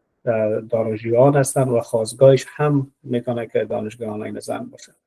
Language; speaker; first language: Persian; native; Persian